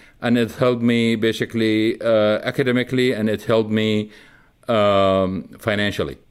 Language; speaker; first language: English; non-native, fluent; Arabic